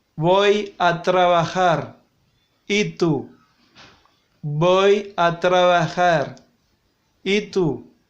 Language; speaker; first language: Spanish; non-native, learner; Haitian Creole